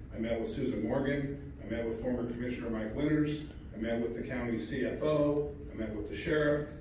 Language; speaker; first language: English; native; English